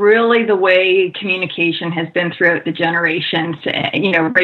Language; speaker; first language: English; native; English